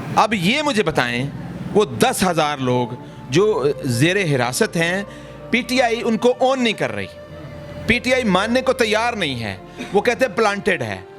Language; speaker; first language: Urdu; non-native, local second language; Punjabi